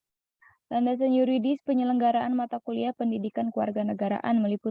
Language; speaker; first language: Indonesian; native; Indonesian